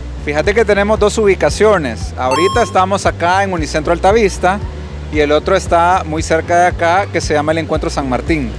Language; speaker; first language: Spanish; native; Spanish